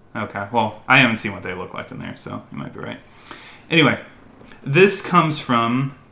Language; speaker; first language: English; native; English